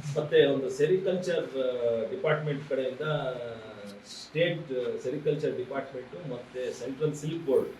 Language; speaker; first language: Kannada; native; Kannada